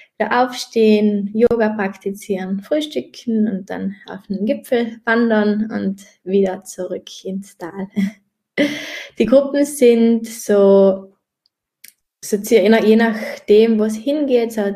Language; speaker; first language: German; native; German